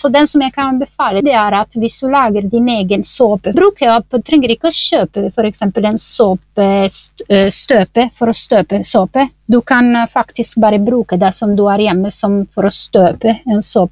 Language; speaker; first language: Norwegian; non-native, fluent; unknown